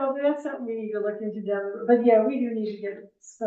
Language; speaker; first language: English; native; English